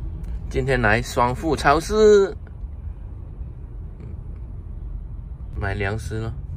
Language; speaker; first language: Chinese; non-native, local second language; Cantonese